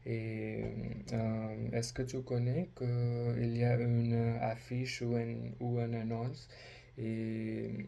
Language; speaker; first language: French; non-native, learner; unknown